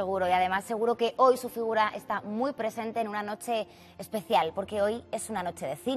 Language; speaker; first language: Spanish; native; Spanish